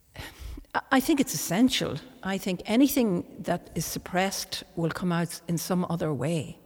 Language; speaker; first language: English; non-native, local second language; Irish